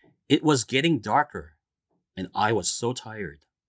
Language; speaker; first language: English; non-native, fluent; Korean